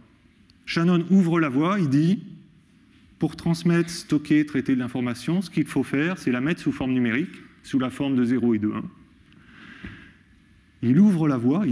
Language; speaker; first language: French; native; French